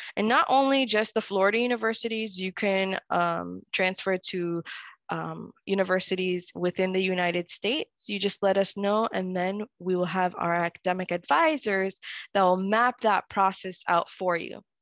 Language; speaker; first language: English; early bilingual, other home language; Spanish